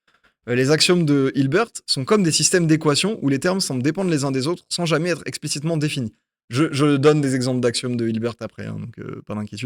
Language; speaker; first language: French; native; French